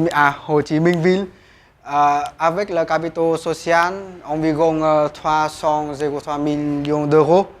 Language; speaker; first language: French; non-native, learner; Vietnamese